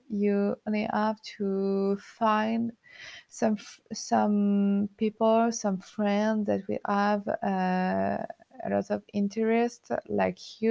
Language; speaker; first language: English; non-native, learner; French